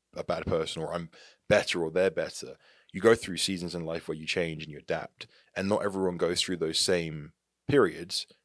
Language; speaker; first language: English; native; English